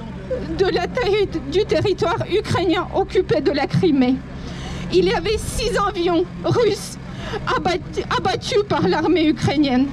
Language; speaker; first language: French; non-native, fluent; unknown